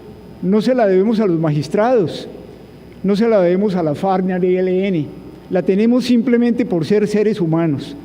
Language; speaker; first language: Spanish; native; Spanish